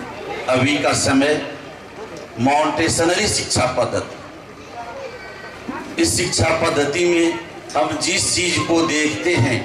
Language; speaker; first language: Hindi; native; Hindi